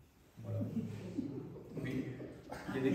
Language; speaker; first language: French; native; French